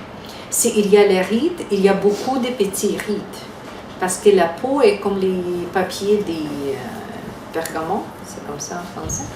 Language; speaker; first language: French; non-native, fluent; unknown